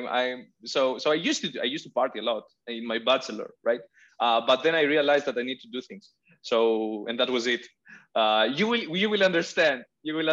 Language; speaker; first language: English; non-native, fluent; Greek